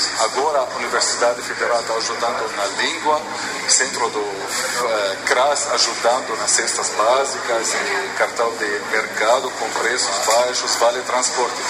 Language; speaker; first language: Portuguese; non-native, fluent; Arabic